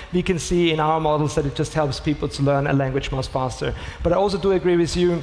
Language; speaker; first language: English; non-native, fluent; German